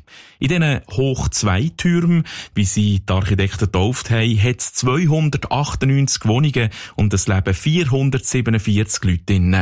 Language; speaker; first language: German; native; German